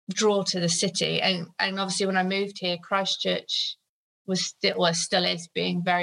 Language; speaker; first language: English; native; English